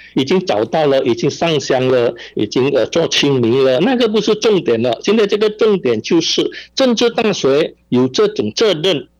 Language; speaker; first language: Chinese; non-native, local second language; Min Nan Chinese